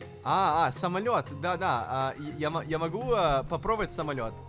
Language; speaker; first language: Russian; early bilingual, heritage; Russian